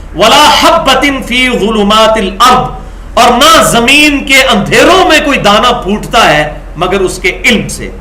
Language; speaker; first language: Urdu; non-native, local second language; Punjabi